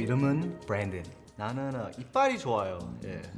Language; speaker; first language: Korean; non-native, learner; English